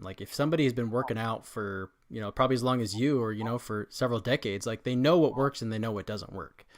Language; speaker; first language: English; native; English